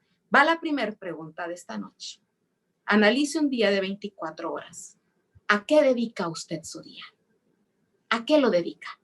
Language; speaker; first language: Spanish; native; Spanish